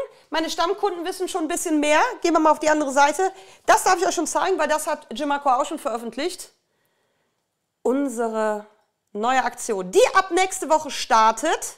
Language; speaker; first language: German; native; German